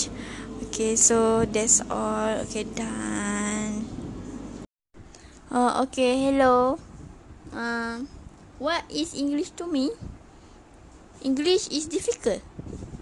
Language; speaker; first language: English; non-native, local second language; Malay